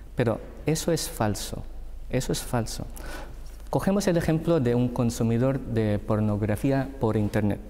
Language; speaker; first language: Spanish; non-native, fluent; Filipino